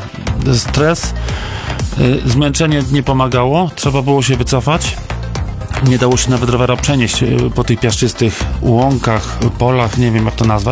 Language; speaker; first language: Polish; native; Polish